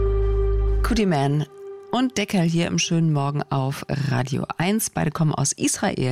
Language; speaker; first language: German; native; German